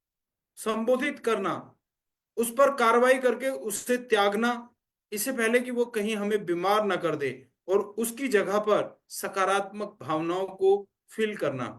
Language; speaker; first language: Hindi; native; Hindi